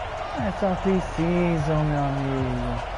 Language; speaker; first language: Portuguese; early bilingual, heritage; Portuguese